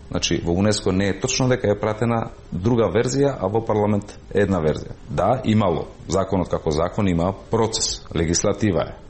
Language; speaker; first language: Macedonian; native; Macedonian